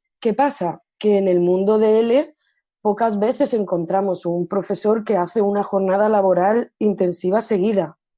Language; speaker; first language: Spanish; native; Spanish